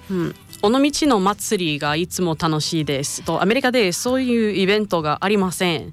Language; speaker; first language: Japanese; non-native, learner; English